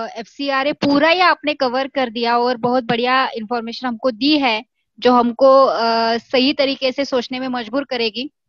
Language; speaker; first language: Hindi; non-native, local second language; Marathi